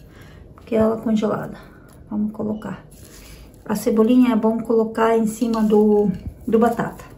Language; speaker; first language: Portuguese; non-native, learner; Ukrainian